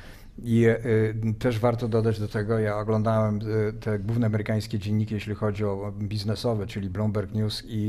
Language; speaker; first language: Polish; native; Polish